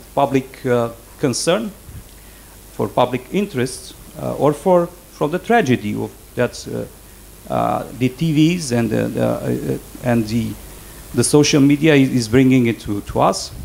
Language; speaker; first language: English; non-native, fluent; Romanian